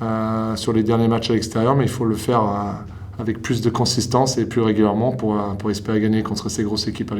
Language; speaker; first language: French; native; French